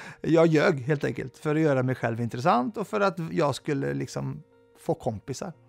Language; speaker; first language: Swedish; early bilingual, other home language; Arabic